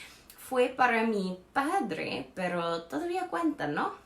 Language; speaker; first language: Spanish; non-native, fluent; English